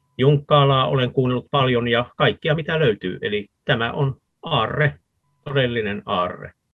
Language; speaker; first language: Finnish; native; Finnish